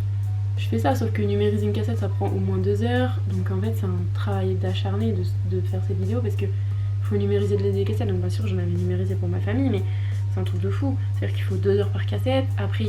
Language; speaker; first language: French; native; French